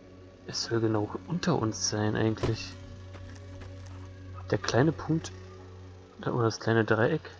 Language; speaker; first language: German; native; German